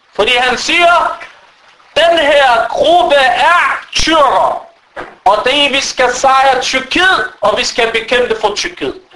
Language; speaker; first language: Danish; non-native, fluent; Arabic